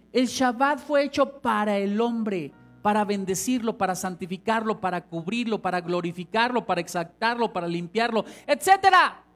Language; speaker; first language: Spanish; native; Spanish